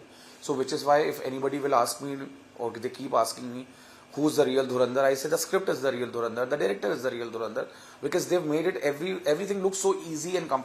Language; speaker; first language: English; non-native, local second language; Hindi